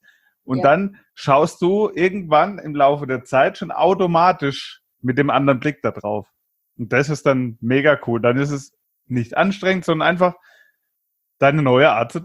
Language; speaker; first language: German; native; German